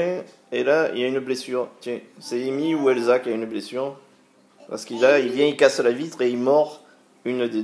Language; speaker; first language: French; native; French